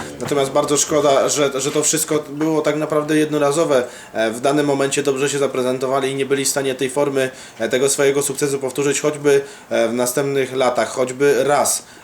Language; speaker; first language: Polish; native; Polish